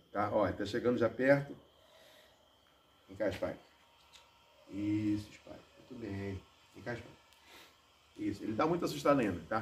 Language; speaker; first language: Portuguese; native; Portuguese